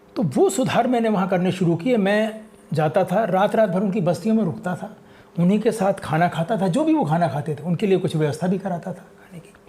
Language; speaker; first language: Hindi; native; Hindi